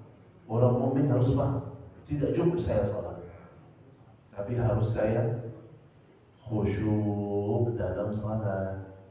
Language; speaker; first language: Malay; non-native, fluent; Arabic